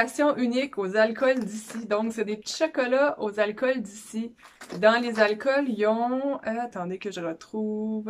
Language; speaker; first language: French; native; French